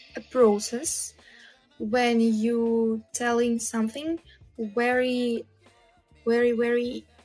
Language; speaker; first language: English; non-native, fluent; Russian